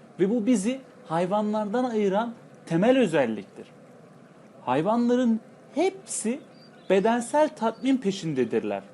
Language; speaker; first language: Turkish; native; Turkish